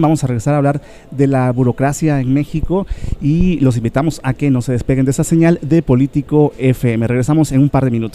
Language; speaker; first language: Spanish; native; Spanish